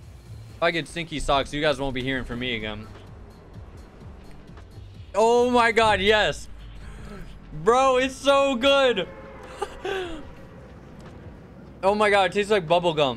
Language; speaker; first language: English; native; English